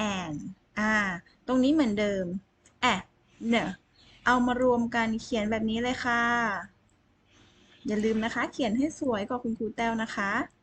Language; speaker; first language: Thai; native; Thai